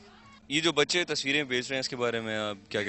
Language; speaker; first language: Urdu; native; Urdu